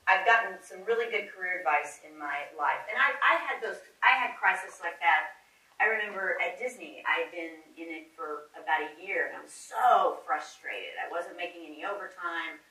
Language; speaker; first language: English; native; English